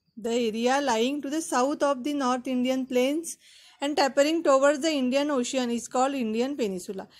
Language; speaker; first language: English; non-native, local second language; Marathi